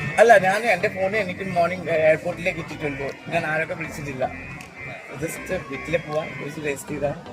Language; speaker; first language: Malayalam; non-native, fluent; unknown